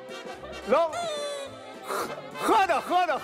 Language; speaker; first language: Chinese; native; Chinese